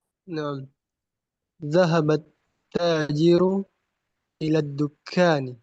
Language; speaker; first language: Arabic; non-native, learner; Indonesian